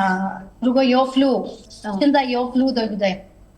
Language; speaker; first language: Chinese; non-native, learner; Telugu